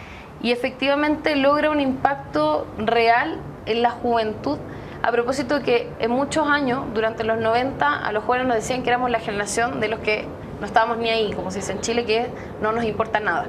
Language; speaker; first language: Spanish; native; Spanish